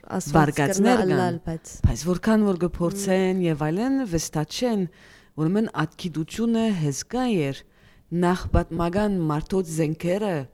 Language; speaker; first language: Armenian; early bilingual, heritage; Armenian